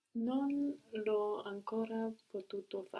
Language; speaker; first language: Italian; non-native, learner; English